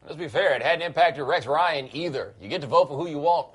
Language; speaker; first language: English; native; English